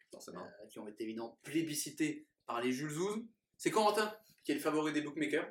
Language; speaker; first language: French; native; French